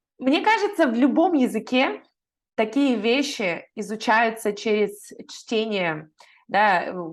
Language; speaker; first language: Russian; native; Russian